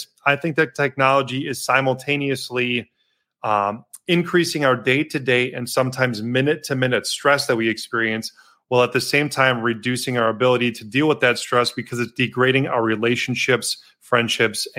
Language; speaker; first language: English; native; English